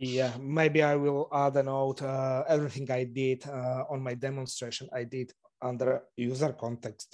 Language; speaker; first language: English; non-native, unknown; Slovak